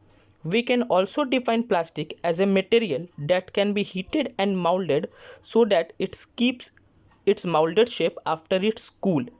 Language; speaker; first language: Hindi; native; Hindi